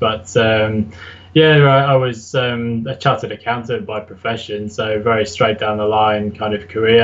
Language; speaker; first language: English; native; English